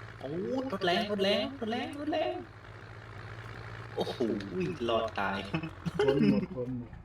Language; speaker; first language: Thai; native; Thai